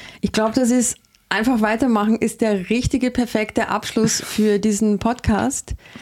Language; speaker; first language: German; native; German